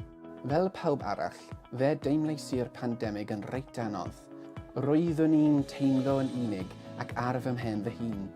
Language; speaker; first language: Welsh; non-native, learner; English